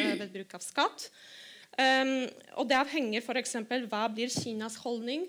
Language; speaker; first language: Norwegian; non-native, fluent; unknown